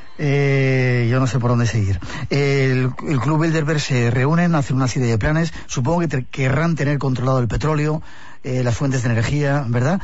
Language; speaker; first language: Spanish; native; Spanish